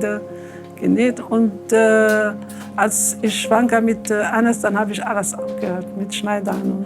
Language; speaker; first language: German; non-native, learner; Arabic